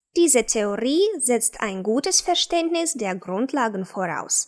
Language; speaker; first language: German; non-native, fluent; Ukrainian